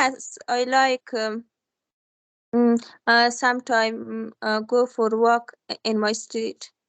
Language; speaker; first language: English; non-native, learner; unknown